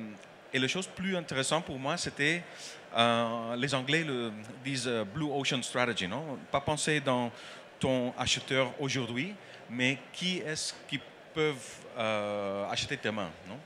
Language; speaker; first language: French; non-native, learner; Dutch